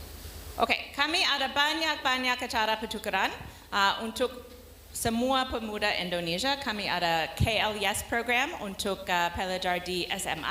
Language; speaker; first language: Indonesian; non-native, learner; English